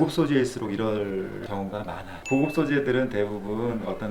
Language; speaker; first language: Korean; native; Korean